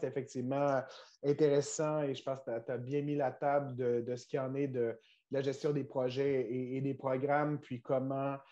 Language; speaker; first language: French; native; French